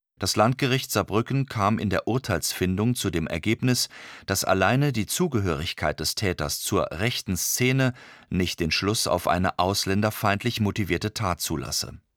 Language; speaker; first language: German; native; German